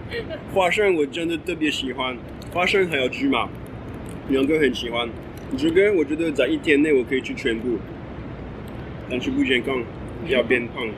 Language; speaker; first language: Chinese; non-native, fluent; French